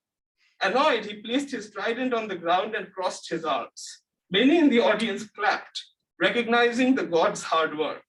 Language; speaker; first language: English; non-native, local second language; Bangla